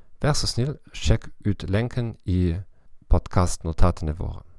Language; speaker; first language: Norwegian; non-native, learner; German